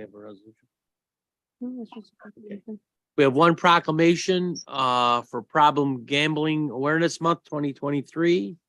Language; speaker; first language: English; native; English